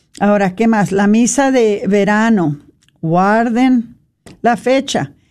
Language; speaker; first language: Spanish; non-native, fluent; English